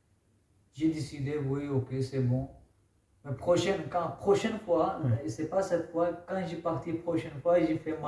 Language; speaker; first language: French; non-native, learner; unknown